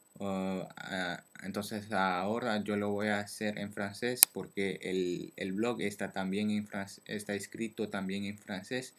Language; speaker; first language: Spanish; non-native, learner; French